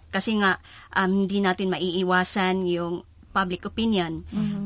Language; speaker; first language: Filipino; non-native, local second language; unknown